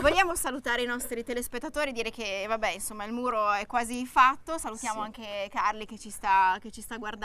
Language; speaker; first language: Italian; native; Italian